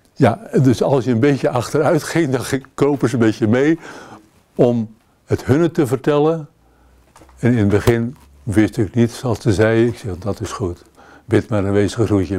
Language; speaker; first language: Dutch; native; Dutch